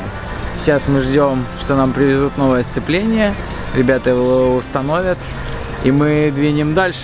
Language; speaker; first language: Russian; native; Russian